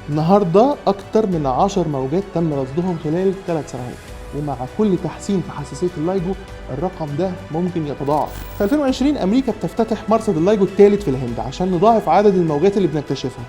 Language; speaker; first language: Arabic; native; Arabic